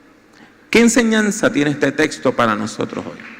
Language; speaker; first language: Spanish; native; Spanish